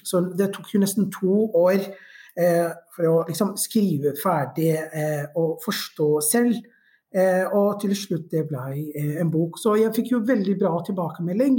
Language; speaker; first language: Norwegian; non-native, fluent; Somali